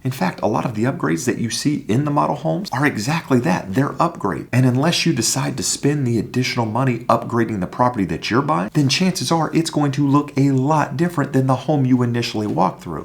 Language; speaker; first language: English; native; English